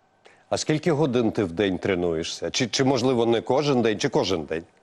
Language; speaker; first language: Ukrainian; native; Ukrainian